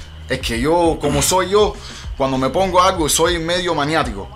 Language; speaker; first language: Spanish; early bilingual, heritage; Spanish